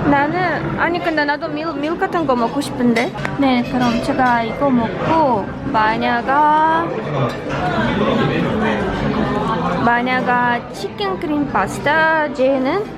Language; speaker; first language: Korean; non-native, learner; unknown